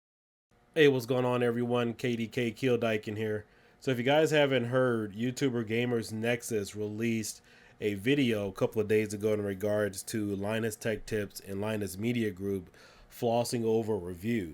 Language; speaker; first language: English; native; English